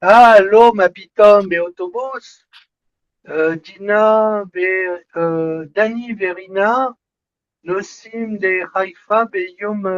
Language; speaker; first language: Hebrew; non-native, learner; French